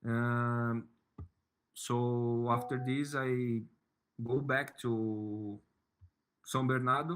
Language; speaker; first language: English; non-native, learner; Portuguese